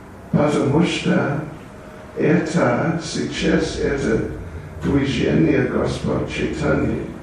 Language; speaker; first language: Russian; non-native, learner; English